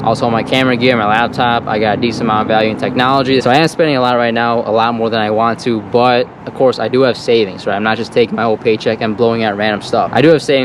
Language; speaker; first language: English; native; English